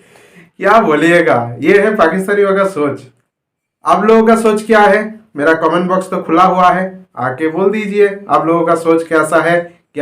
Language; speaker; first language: Hindi; non-native, local second language; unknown